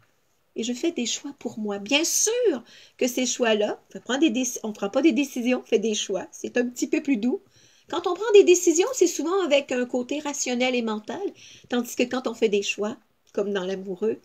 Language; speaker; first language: French; native; French